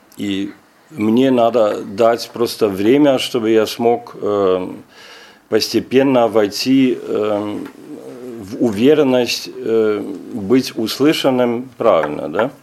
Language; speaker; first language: Russian; non-native, fluent; German